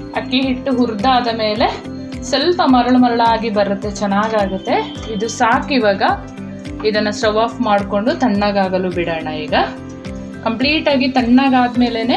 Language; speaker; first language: Kannada; non-native, local second language; Kodava